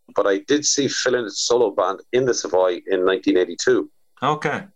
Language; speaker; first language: English; native; English